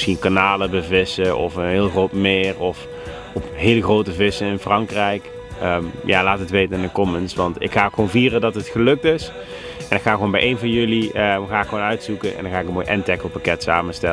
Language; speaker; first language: Dutch; native; Dutch